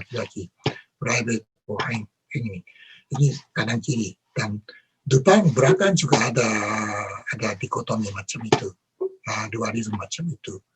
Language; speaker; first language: Indonesian; non-native, learner; Japanese